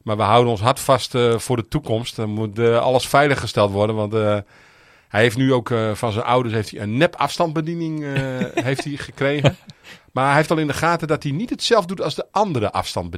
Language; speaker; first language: Dutch; native; Dutch